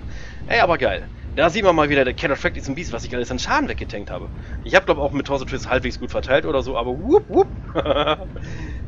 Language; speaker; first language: German; native; German